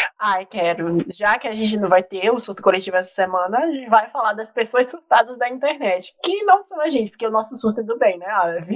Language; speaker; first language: Portuguese; native; Portuguese